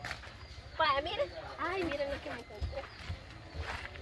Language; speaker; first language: Spanish; native; Spanish